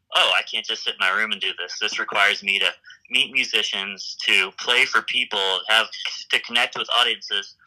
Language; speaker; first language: English; native; English